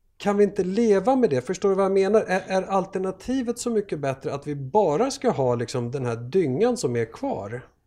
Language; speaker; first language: Swedish; native; Swedish